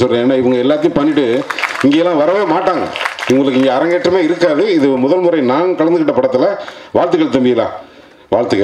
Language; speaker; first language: Tamil; native; Tamil